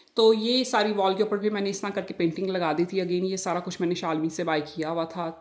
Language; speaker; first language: Urdu; non-native, local second language; Punjabi